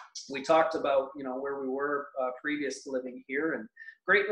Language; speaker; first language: English; native; English